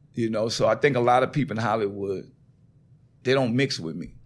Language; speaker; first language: English; native; English